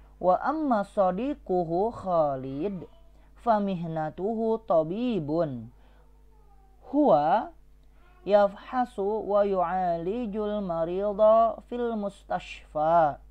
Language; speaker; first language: Arabic; non-native, fluent; Indonesian